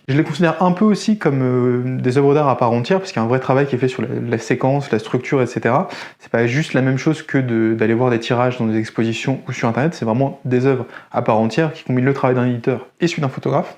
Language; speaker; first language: French; native; French